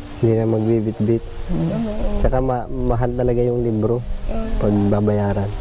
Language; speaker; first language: Filipino; native; Filipino